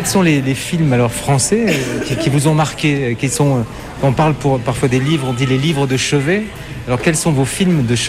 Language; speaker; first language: French; native; French